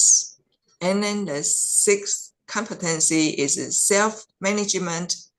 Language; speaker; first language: English; non-native, fluent; Chinese